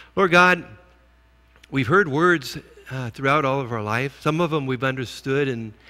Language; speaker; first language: English; native; English